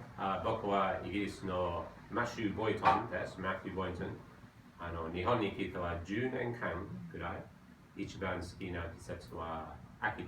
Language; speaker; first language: Japanese; non-native, learner; English